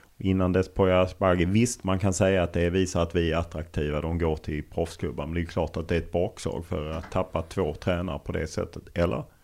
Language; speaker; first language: Swedish; native; Swedish